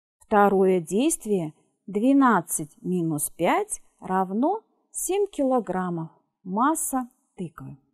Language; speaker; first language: Russian; native; Russian